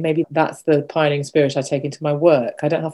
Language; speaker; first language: English; native; English